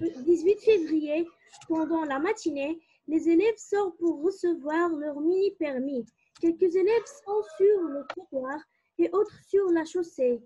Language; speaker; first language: French; non-native, learner; Arabic